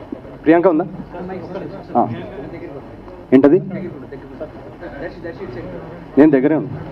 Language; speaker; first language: Telugu; native; Telugu